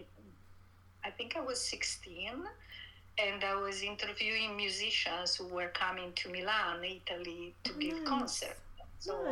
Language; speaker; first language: English; non-native, fluent; Italian